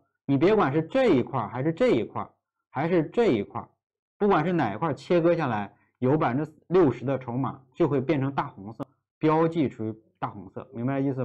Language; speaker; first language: Chinese; native; Chinese